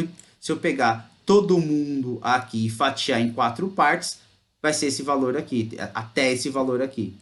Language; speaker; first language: Portuguese; native; Portuguese